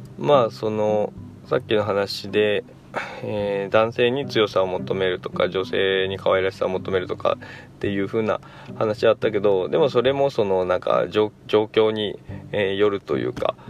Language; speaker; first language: Japanese; native; Japanese